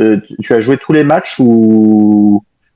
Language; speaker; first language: French; native; French